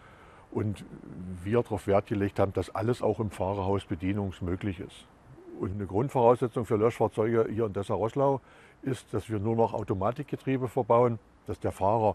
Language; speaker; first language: German; native; German